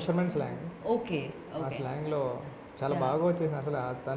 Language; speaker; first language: Telugu; native; Telugu